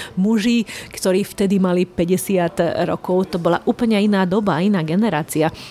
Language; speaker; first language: Slovak; non-native, local second language; Hungarian